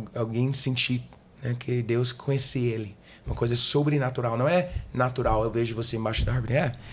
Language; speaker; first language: Portuguese; non-native, learner; English